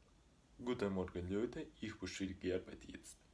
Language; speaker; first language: German; non-native, learner; Russian